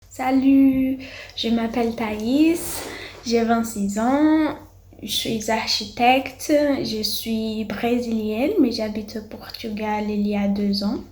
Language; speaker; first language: French; non-native, learner; Portuguese